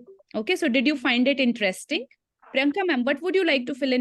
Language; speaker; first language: English; non-native, local second language; Hindi